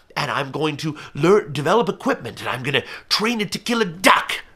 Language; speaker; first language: English; native; English